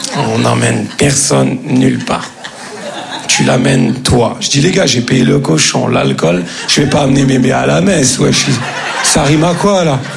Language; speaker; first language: French; early bilingual, other home language; Arabic